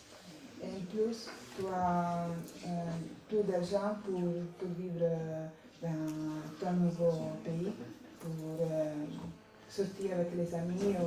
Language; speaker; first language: French; non-native, learner; Italian